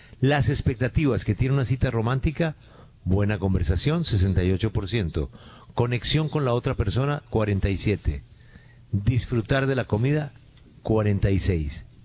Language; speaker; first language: Spanish; native; Spanish